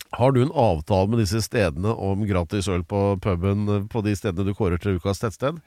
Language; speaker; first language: Norwegian; native; Norwegian